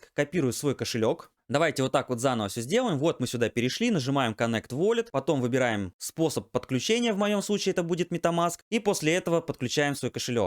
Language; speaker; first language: Russian; native; Russian